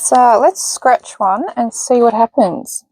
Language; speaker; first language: English; native; English